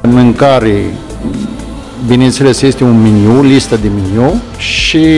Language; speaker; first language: Romanian; non-native, fluent; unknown